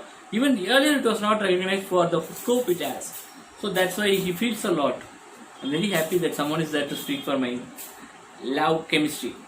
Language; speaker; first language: English; non-native, local second language; Tamil